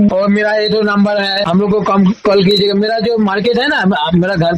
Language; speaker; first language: Hindi; native; Hindi